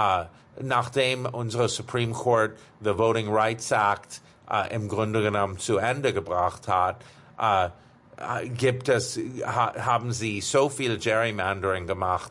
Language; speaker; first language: German; non-native, fluent; English